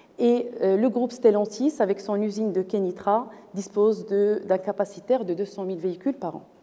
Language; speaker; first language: French; non-native, local second language; Arabic